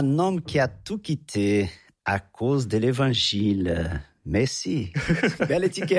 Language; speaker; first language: French; non-native, fluent; Portuguese